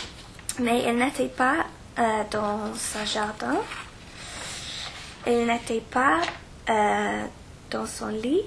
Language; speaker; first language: French; non-native, learner; English